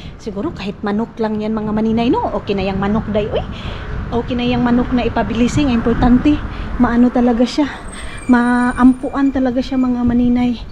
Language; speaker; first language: Filipino; non-native, local second language; Cebuano